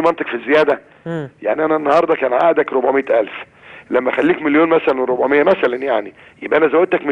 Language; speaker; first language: Arabic; native; Arabic